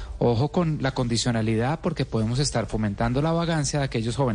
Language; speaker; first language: Spanish; native; Spanish